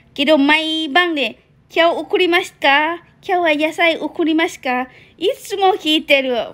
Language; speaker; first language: Japanese; non-native, learner; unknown